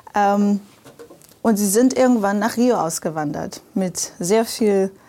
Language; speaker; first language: German; early bilingual, other home language; Portuguese